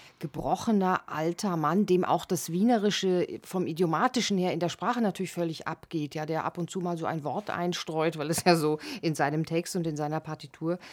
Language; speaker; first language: German; native; German